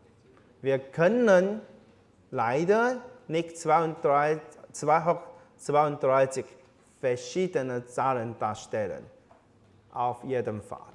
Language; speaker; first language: German; non-native, fluent; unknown